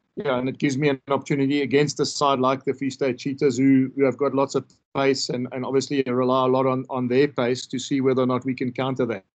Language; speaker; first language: English; non-native, local second language; Afrikaans